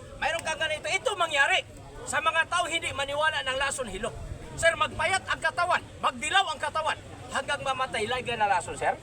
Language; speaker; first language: Filipino; non-native, local second language; Cebuano